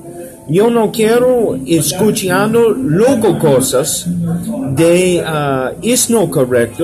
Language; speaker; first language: Spanish; non-native, learner; English